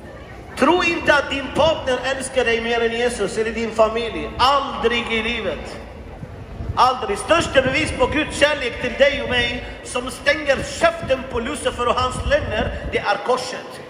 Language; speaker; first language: Swedish; non-native, fluent; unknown